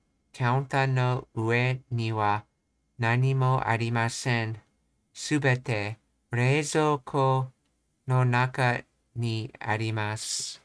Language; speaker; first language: Japanese; non-native, learner; English